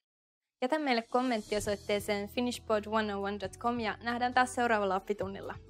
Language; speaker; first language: Finnish; native; Finnish